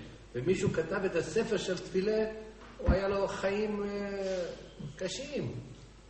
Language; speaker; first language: Hebrew; non-native, learner; English